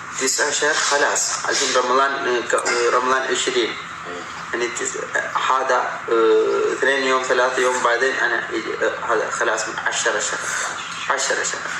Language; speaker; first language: Arabic; non-native, learner; Malayalam